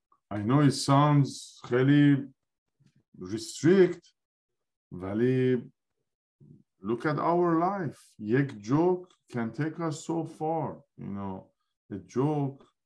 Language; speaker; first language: English; non-native, fluent; Persian